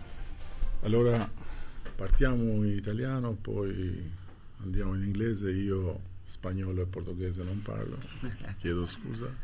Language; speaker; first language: Italian; non-native, fluent; Albanian